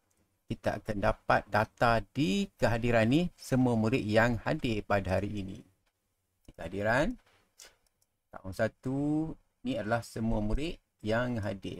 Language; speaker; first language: Malay; native; Malay